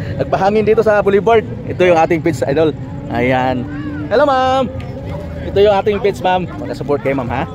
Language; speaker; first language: Filipino; non-native, local second language; Cebuano